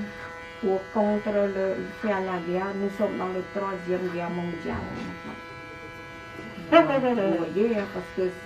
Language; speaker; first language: French; non-native, fluent; Khmer